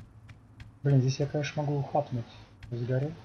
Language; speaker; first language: Russian; native; Russian